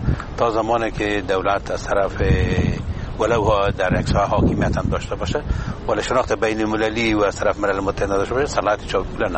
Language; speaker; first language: Persian; native; Persian